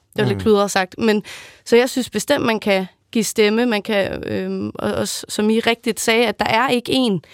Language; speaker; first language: Danish; native; Danish